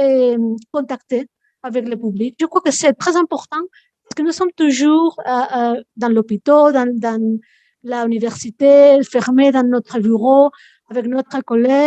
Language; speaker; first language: French; non-native, fluent; Spanish